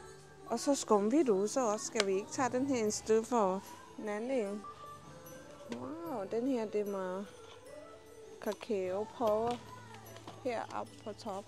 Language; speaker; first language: Danish; non-native, learner; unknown